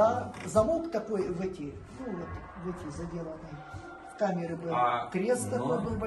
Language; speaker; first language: Russian; native; Russian